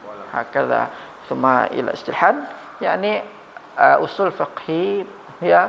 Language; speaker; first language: Arabic; non-native, fluent; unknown